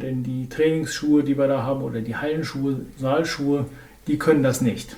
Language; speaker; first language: German; native; German